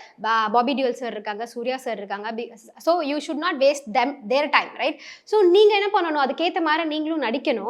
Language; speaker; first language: Tamil; native; Tamil